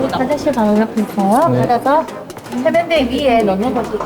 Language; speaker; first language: Korean; native; Korean